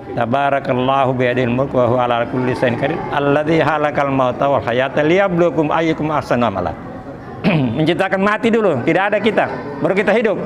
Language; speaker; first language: Indonesian; native; Indonesian